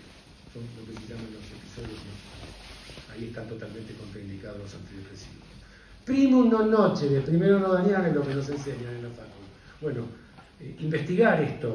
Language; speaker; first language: Spanish; native; Spanish